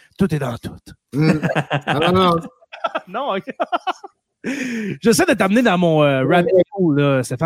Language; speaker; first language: French; native; French